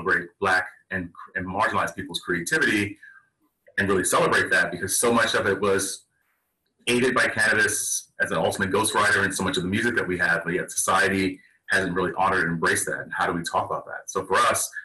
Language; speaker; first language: English; native; English